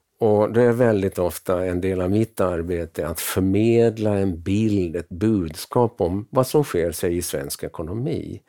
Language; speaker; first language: Swedish; native; Swedish